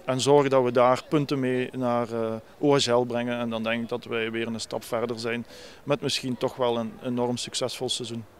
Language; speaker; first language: Dutch; native; Dutch